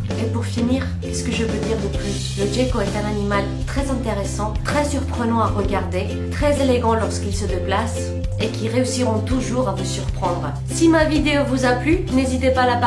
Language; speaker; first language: French; non-native, fluent; Spanish